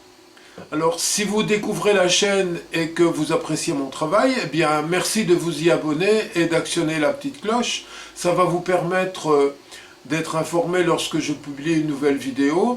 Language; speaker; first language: French; native; French